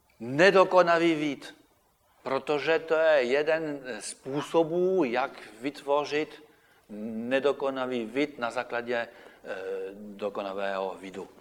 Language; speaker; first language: Czech; non-native, fluent; French